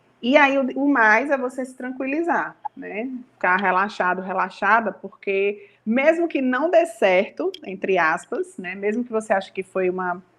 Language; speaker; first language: Portuguese; native; Portuguese